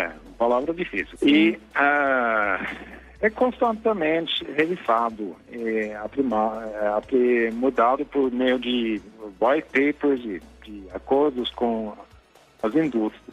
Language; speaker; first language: Portuguese; non-native, fluent; Norwegian